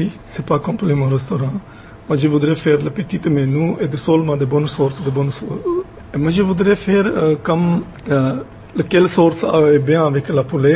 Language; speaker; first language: French; non-native, fluent; Punjabi